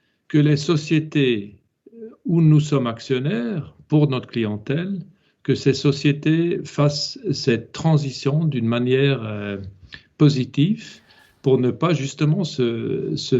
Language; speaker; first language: French; non-native, local second language; German